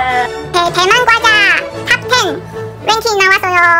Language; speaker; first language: Korean; non-native, learner; Chinese